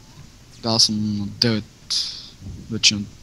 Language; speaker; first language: Bulgarian; native; Bulgarian